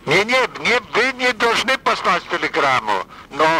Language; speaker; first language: Russian; non-native, fluent; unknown